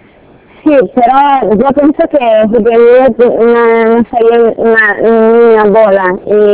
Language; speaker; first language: Spanish; non-native, learner; Russian